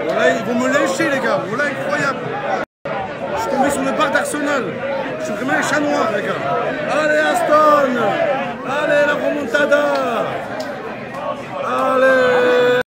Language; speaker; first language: French; native; French